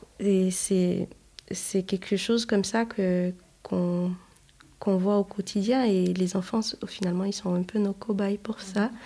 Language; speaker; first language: French; non-native, local second language; Haitian Creole